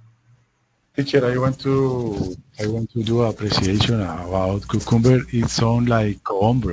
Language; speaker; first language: English; non-native, learner; Spanish